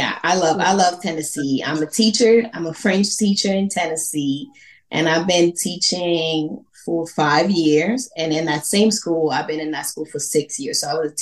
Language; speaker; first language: English; non-native, fluent; Haitian Creole